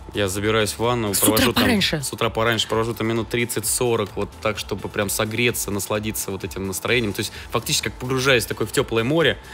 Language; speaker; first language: Russian; native; Russian